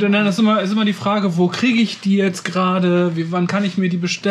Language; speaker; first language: German; native; German